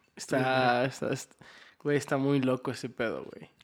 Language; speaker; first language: Spanish; early bilingual, heritage; Spanish